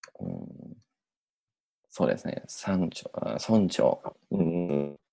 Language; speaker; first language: Japanese; non-native, learner; English